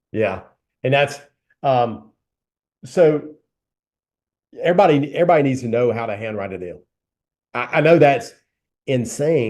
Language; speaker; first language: English; native; English